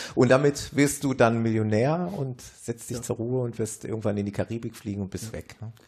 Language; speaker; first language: German; native; German